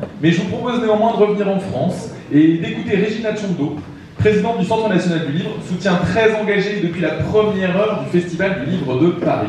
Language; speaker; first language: French; native; French